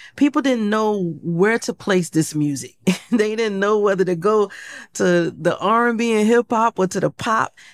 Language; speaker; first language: English; native; English